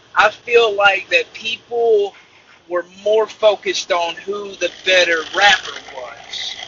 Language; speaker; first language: English; native; English